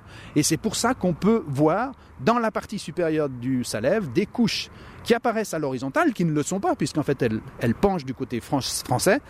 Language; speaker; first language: French; native; French